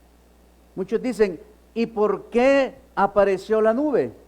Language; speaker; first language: Spanish; native; Spanish